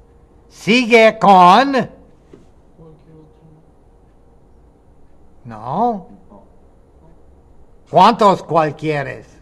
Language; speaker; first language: Spanish; non-native, fluent; English